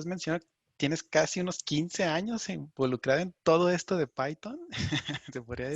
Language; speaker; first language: Spanish; native; Spanish